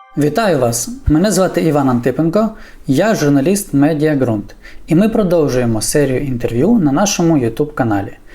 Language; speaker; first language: Ukrainian; native; Ukrainian